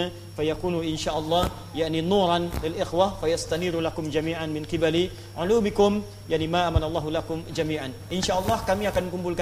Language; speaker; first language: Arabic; non-native, fluent; Indonesian